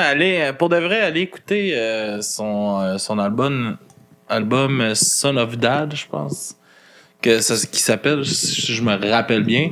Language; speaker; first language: French; native; French